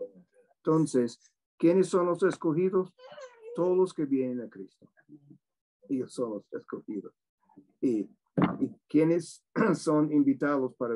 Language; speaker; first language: Spanish; non-native, fluent; English